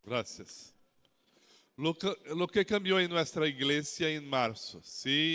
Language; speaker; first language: Spanish; non-native, learner; Portuguese